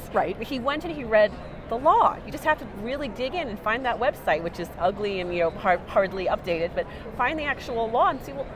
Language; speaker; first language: English; native; English